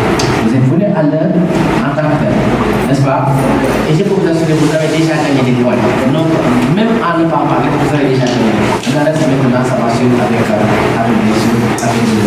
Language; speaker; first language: French; non-native, local second language; Wolof